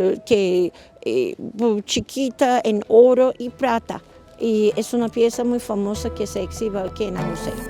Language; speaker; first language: Spanish; non-native, fluent; Turkish